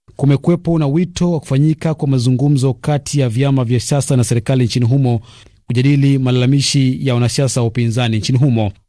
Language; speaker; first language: Swahili; non-native, local second language; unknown